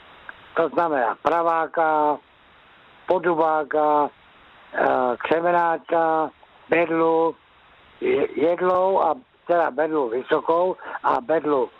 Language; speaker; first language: Czech; native; Czech